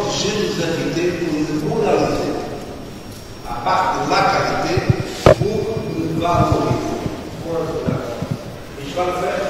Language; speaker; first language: French; non-native, learner; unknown